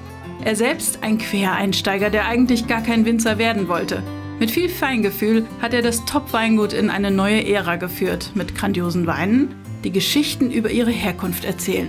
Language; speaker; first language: German; native; German